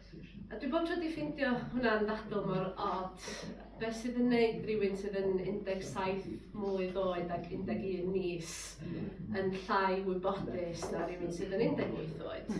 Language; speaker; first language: Welsh; native; Welsh